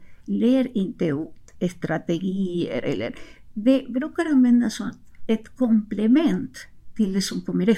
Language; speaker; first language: Swedish; non-native, fluent; Spanish